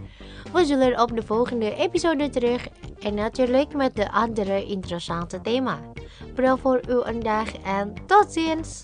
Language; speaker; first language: Dutch; non-native, learner; Indonesian